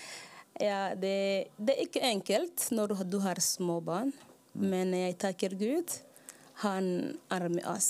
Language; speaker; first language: Norwegian; non-native, learner; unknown